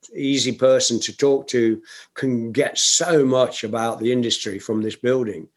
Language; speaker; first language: English; native; English